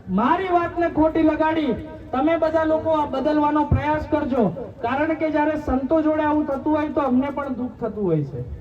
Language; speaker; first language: Gujarati; non-native, local second language; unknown